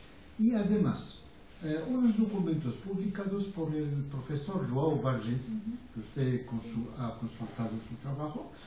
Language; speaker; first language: Spanish; non-native, fluent; Arabic